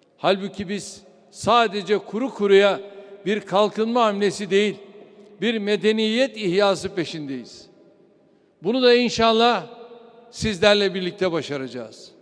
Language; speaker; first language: Turkish; native; Turkish